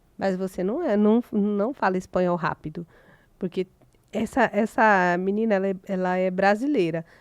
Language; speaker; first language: Portuguese; native; Portuguese